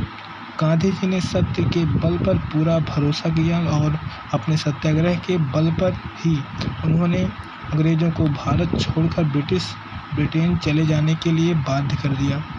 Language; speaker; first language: Hindi; native; Hindi